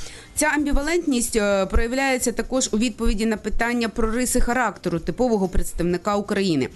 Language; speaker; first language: Ukrainian; native; Ukrainian